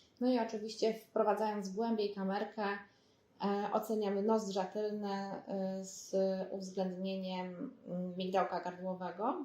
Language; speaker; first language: Polish; native; Polish